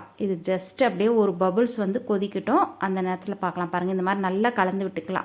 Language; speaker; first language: Tamil; native; Tamil